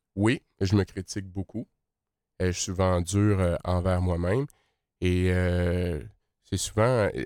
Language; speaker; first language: French; native; French